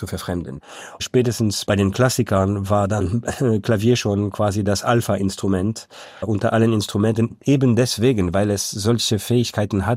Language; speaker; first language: German; non-native, local second language; Luxembourgish